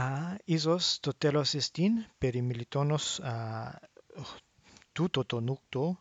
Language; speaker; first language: Greek; non-native, learner; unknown